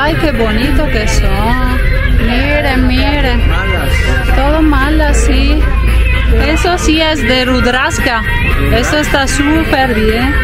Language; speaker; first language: Spanish; non-native, fluent; Italian